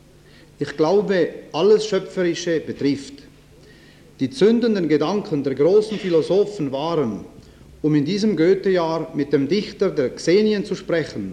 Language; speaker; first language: German; native; German